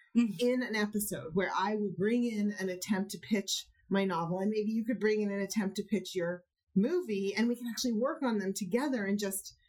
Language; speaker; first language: English; native; English